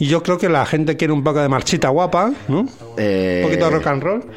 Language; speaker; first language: Spanish; native; Spanish